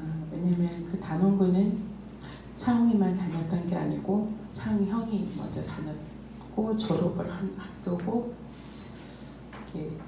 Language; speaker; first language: Korean; native; Korean